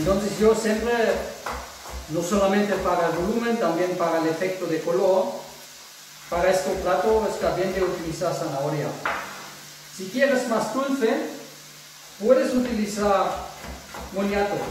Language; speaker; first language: Spanish; non-native, fluent; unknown